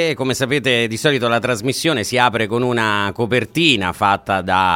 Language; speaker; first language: Italian; native; Italian